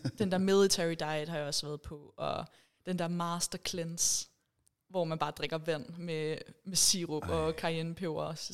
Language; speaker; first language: Danish; early bilingual, other home language; Persian